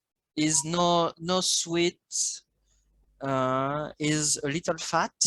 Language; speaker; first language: English; non-native, learner; French